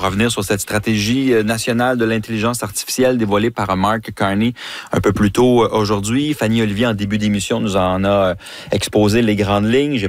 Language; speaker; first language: French; native; French